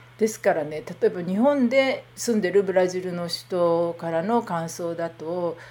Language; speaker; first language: Japanese; native; Japanese